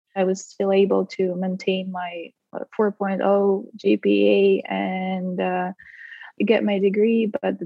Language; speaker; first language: English; non-native, fluent; Russian